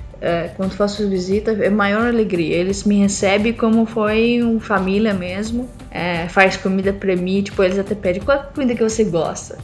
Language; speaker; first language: Portuguese; non-native, learner; Arabic